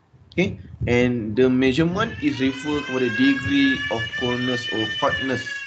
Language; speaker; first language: English; non-native, local second language; Malay